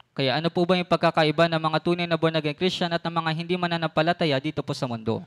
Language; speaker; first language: Filipino; native; Filipino